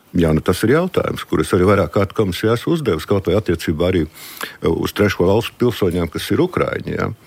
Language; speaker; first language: Latvian; non-native, local second language; Russian